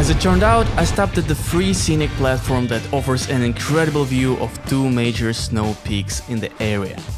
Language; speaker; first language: English; non-native, fluent; Russian